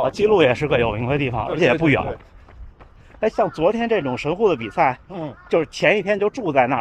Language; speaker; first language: Chinese; native; Chinese